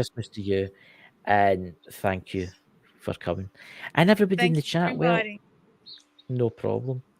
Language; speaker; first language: English; native; English